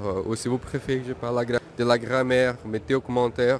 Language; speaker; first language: French; non-native, fluent; Portuguese